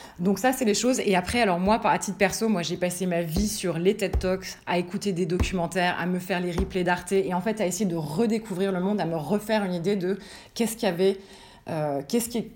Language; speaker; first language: French; native; French